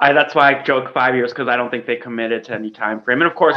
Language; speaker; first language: English; native; English